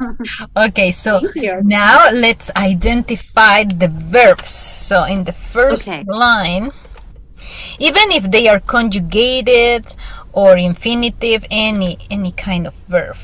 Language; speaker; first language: English; non-native, fluent; Spanish